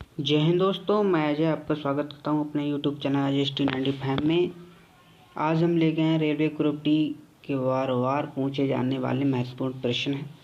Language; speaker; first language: Hindi; native; Hindi